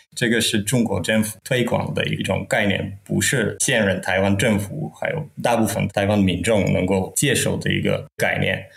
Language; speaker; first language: Chinese; non-native, fluent; Czech